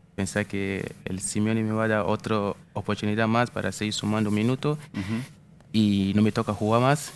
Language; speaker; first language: Spanish; non-native, fluent; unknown